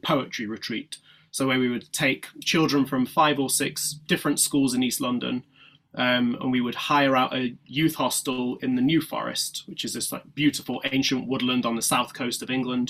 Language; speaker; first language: English; native; English